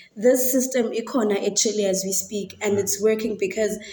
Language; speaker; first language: English; non-native, local second language; Xhosa